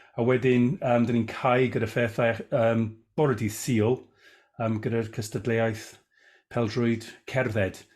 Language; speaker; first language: Welsh; non-native, local second language; English